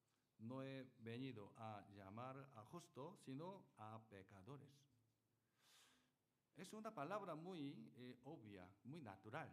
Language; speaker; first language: Spanish; non-native, learner; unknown